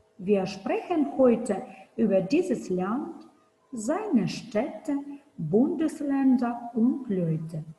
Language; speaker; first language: German; non-native, fluent; Ukrainian